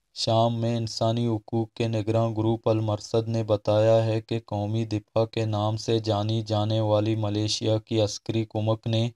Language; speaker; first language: Urdu; non-native, local second language; Baluchi